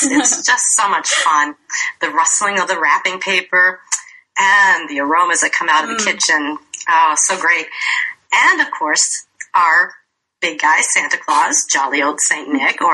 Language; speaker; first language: English; native; English